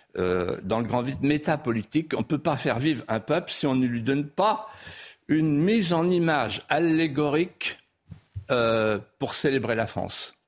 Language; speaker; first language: French; non-native, local second language; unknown